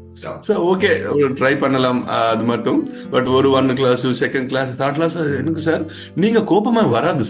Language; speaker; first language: Tamil; non-native, learner; Telugu